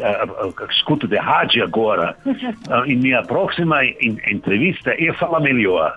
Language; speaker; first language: Portuguese; non-native, learner; German